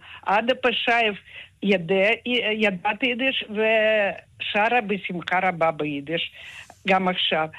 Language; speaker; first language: Hebrew; non-native, fluent; Russian